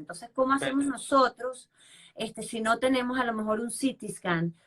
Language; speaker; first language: Spanish; native; Spanish